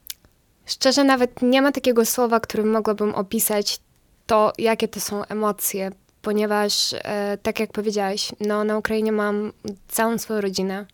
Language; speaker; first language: Polish; non-native, fluent; Ukrainian